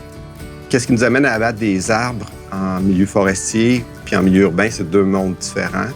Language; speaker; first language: French; native; French